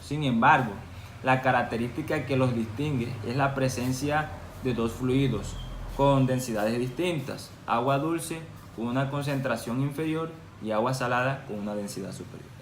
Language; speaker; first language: Spanish; native; Spanish